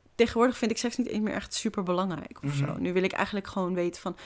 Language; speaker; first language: Dutch; native; Dutch